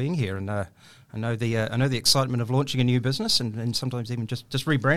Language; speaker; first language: English; native; English